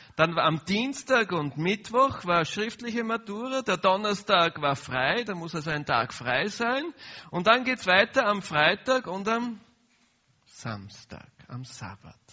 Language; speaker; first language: German; native; German